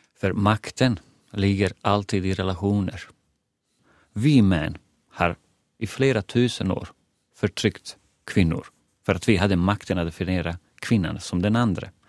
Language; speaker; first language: Swedish; non-native, fluent; Bosnian